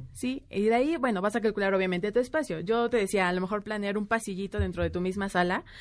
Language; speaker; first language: Spanish; native; Spanish